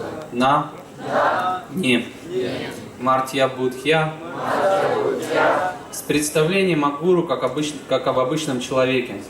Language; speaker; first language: Russian; native; Russian